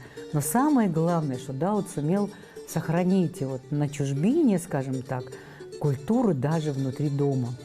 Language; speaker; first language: Russian; native; Russian